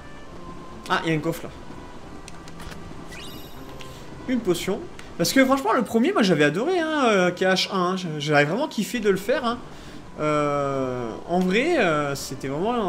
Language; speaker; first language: French; native; French